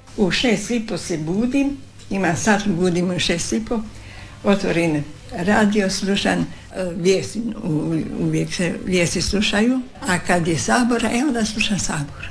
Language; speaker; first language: Croatian; native; Croatian